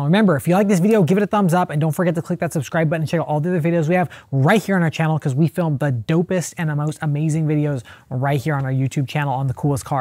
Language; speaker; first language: English; native; English